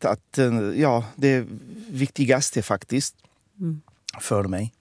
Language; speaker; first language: Swedish; non-native, fluent; Arabic